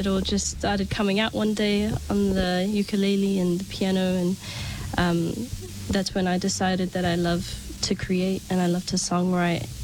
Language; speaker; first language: English; native; English